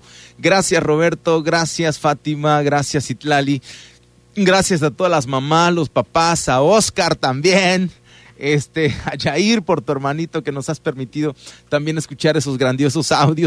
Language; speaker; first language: Spanish; native; Spanish